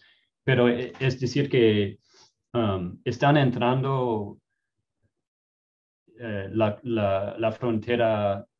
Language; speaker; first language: Spanish; non-native, fluent; English